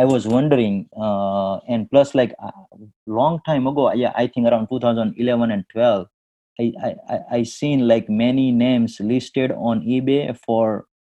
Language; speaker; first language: English; non-native, local second language; Gujarati